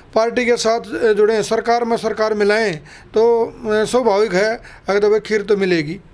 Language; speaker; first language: Hindi; native; Hindi